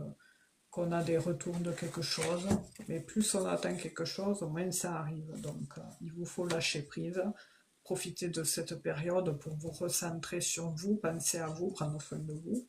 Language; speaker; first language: French; native; French